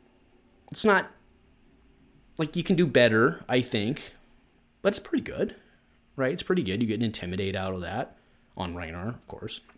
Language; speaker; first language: English; native; English